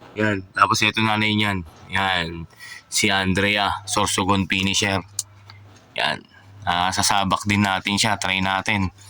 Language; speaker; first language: Filipino; native; Filipino